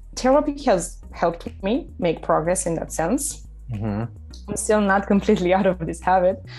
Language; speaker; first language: English; non-native, fluent; Romanian